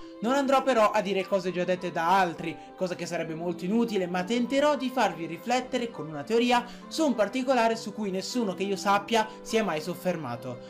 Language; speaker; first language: Italian; native; Italian